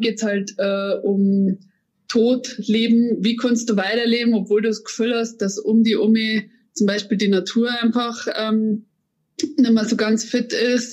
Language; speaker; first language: German; native; German